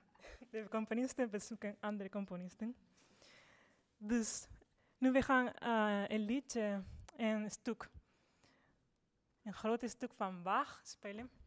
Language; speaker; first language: Dutch; non-native, fluent; Spanish